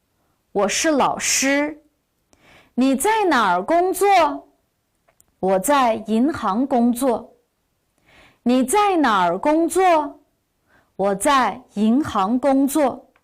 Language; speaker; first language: Chinese; non-native, local second language; Uyghur